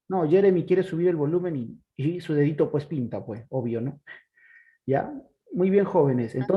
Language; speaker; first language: Spanish; native; Spanish